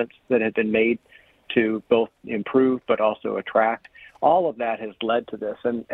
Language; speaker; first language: English; native; English